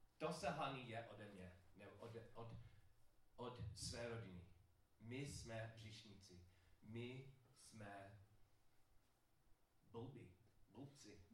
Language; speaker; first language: Czech; non-native, learner; English